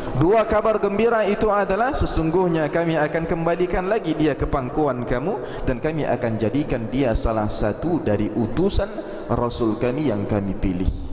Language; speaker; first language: Malay; native; Malay